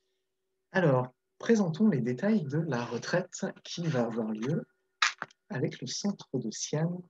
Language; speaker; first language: French; native; French